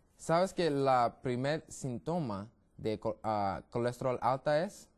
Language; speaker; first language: Spanish; non-native, learner; English